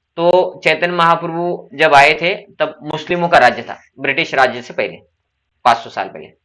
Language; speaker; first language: Hindi; non-native, local second language; Marathi